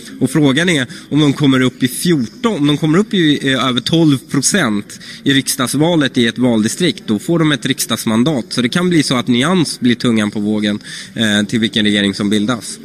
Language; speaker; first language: Swedish; early bilingual, other home language; Persian